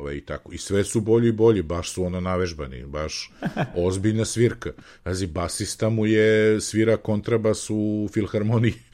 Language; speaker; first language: Serbian; native; Serbian